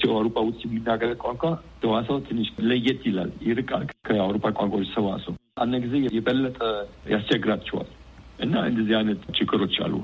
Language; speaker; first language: Amharic; non-native, fluent; German